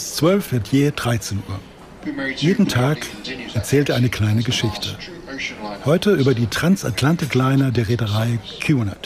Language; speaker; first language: German; native; German